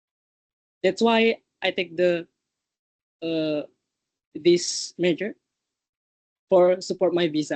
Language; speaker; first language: English; non-native, learner; Indonesian